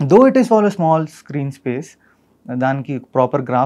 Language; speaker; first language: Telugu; non-native, fluent; Malayalam